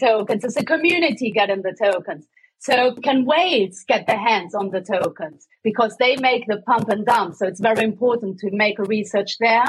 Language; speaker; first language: English; non-native, fluent; German